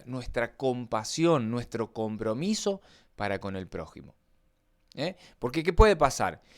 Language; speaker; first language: Spanish; native; Spanish